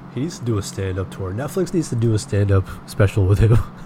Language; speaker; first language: English; early bilingual, other home language; Hindi